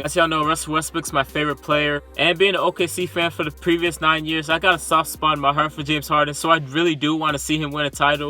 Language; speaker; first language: English; native; English